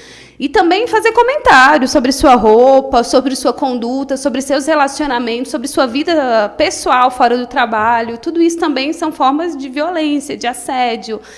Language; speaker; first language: Portuguese; native; Portuguese